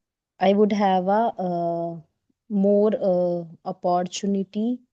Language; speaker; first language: English; non-native, learner; Hindi